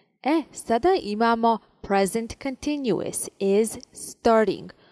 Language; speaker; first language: English; non-native, fluent; Serbian